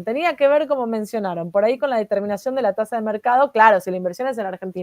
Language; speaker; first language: Spanish; native; Spanish